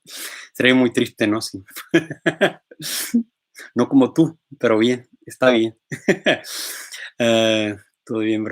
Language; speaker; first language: Spanish; non-native, fluent; English